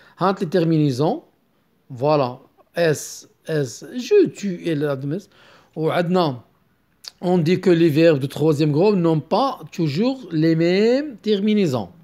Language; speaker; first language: French; non-native, local second language; Arabic